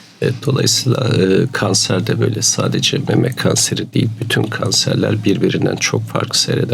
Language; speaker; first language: Turkish; native; Turkish